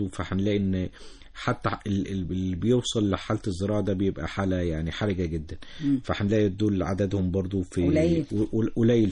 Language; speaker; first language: Arabic; native; Arabic